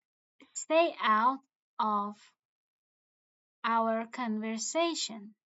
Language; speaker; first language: English; non-native, fluent; Persian